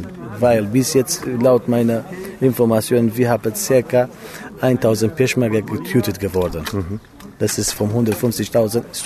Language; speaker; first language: German; non-native, learner; Kurdish